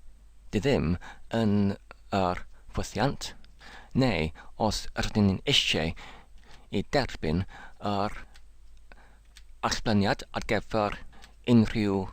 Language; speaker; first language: Welsh; non-native, learner; English